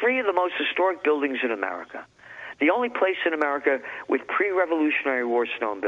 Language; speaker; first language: English; native; English